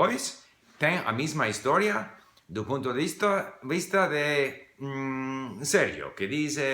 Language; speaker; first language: Portuguese; non-native, fluent; English